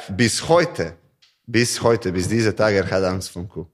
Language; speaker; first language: German; non-native, learner; Serbian